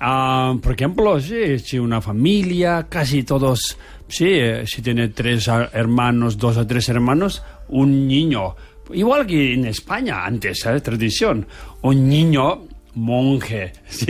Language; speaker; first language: Spanish; non-native, learner; Tibetan